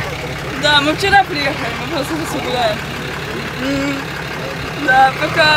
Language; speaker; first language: Russian; early bilingual, heritage; Russian